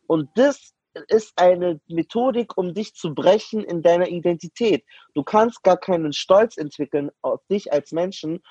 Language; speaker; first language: German; native; German